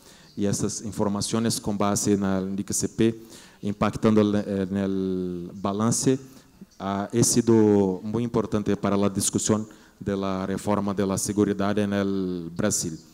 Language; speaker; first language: Spanish; non-native, learner; Portuguese